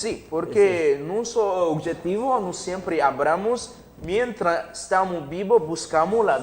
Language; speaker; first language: Spanish; non-native, learner; Haitian Creole